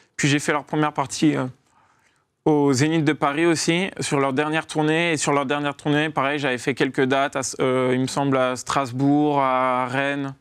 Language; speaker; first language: French; native; French